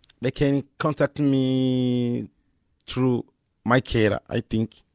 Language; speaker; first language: English; non-native, fluent; Lingala